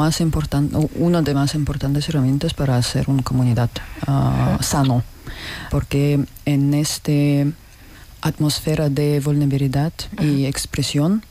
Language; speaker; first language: Spanish; non-native, learner; Russian